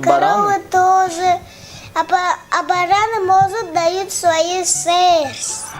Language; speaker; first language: Russian; non-native, local second language; Tajik